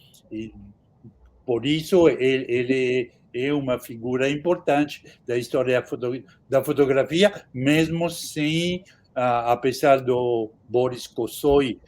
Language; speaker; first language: Portuguese; non-native, fluent; French